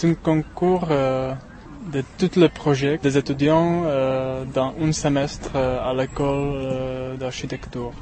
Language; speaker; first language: French; non-native, learner; Czech